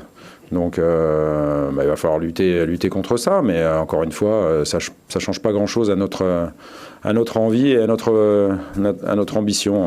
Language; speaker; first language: French; native; French